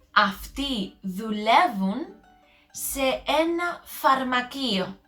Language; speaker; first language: Greek; non-native, learner; English